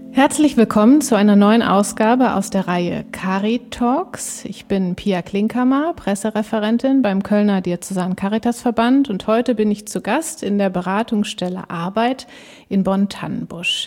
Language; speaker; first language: German; native; German